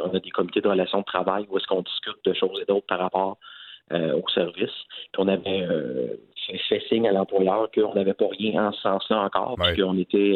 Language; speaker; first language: French; native; French